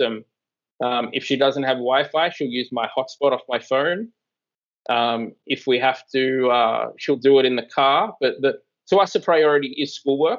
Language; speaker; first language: English; native; English